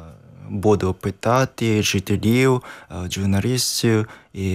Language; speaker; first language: Ukrainian; non-native, learner; Japanese